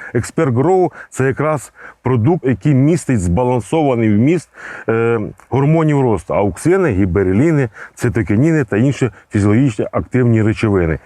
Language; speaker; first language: Ukrainian; native; Ukrainian